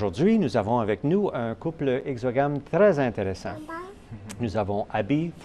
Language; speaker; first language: French; native; French